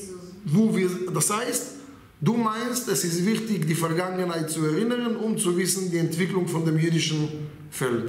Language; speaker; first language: German; non-native, fluent; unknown